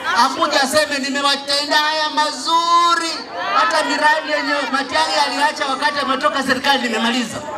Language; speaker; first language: Swahili; non-native, local second language; Luyia